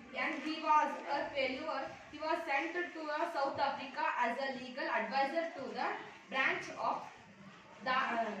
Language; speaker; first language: English; non-native, local second language; Kannada